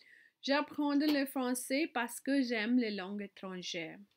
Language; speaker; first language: French; non-native, fluent; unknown